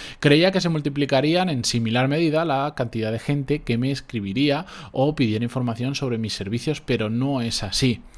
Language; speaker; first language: Spanish; native; Spanish